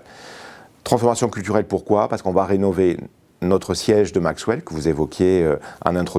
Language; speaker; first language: French; native; French